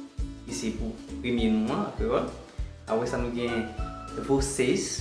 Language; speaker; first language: French; non-native, learner; Haitian Creole